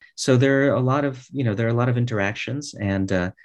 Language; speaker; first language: English; early bilingual, other home language; Russian